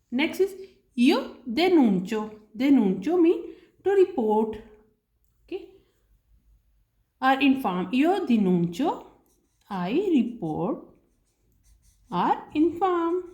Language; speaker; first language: English; non-native, learner; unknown